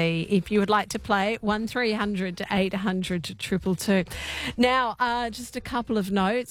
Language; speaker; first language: English; native; English